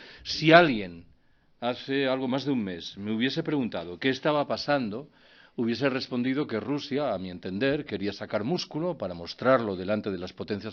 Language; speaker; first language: Spanish; native; Spanish